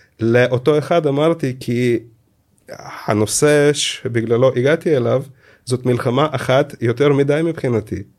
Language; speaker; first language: Hebrew; early bilingual, other home language; Russian